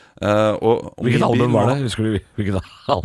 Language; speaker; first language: Norwegian; native; Norwegian